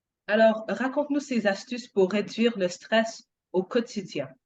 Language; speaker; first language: French; non-native, fluent; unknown